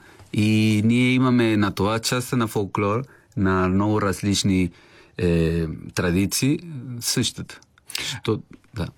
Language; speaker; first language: Bulgarian; non-native, learner; Spanish